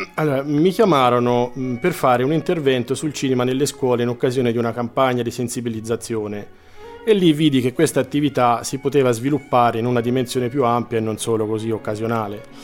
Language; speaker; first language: Italian; native; Italian